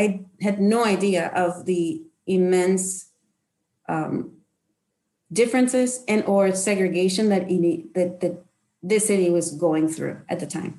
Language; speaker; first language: English; non-native, fluent; Spanish